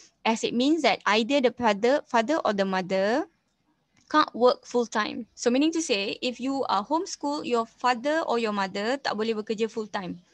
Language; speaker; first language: English; non-native, local second language; Malay